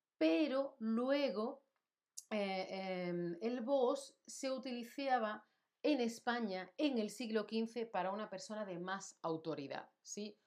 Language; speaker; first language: Spanish; native; Spanish